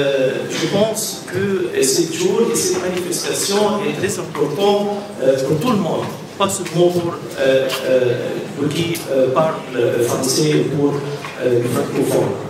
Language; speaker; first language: French; non-native, fluent; Arabic